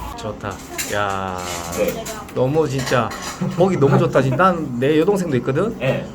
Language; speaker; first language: Korean; native; Korean